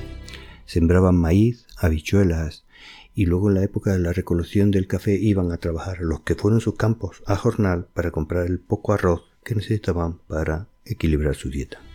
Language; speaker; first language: Spanish; native; Spanish